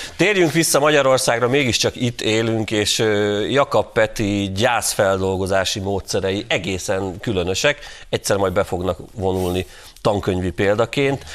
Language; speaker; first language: Hungarian; native; Hungarian